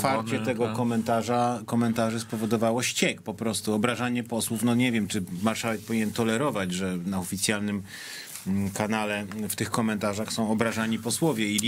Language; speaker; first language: Polish; native; Polish